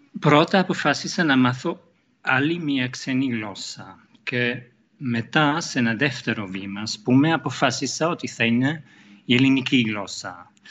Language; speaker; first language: Greek; non-native, fluent; German